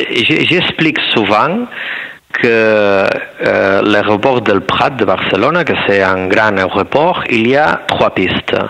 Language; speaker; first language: French; non-native, learner; Spanish